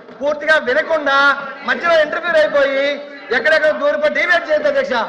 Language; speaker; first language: Telugu; native; Telugu